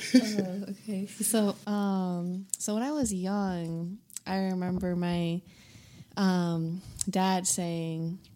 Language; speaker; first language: English; early bilingual, other home language; Hindi